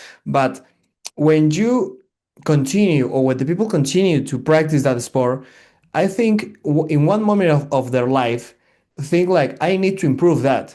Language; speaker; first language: English; non-native, learner; Spanish